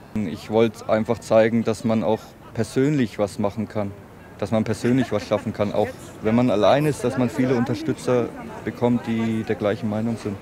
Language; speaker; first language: German; native; German